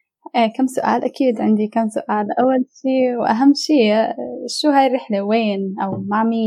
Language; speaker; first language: Arabic; native; Arabic